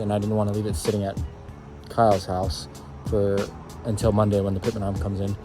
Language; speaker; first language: English; native; English